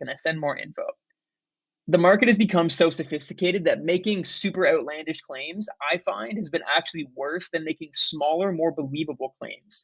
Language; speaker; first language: English; native; English